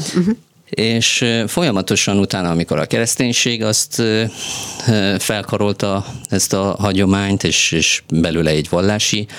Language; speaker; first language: Hungarian; non-native, fluent; Persian